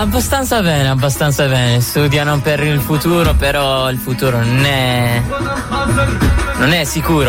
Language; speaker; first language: Italian; non-native, fluent; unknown